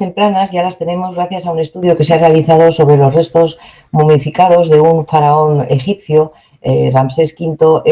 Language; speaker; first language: Spanish; native; Spanish